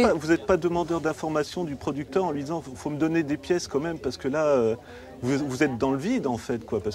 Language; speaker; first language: French; native; French